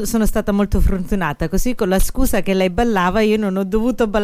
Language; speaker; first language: Italian; early bilingual, heritage; Italian